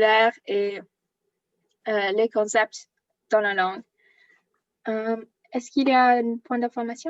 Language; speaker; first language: French; non-native, learner; English